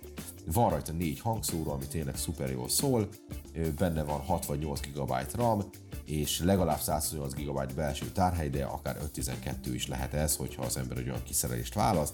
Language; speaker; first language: Hungarian; native; Hungarian